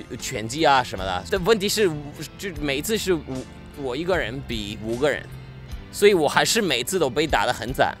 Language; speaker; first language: Chinese; non-native, fluent; Spanish